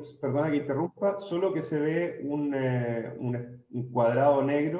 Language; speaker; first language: Spanish; native; Spanish